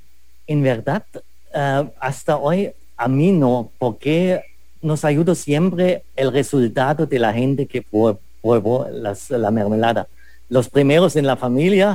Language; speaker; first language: Spanish; non-native, fluent; German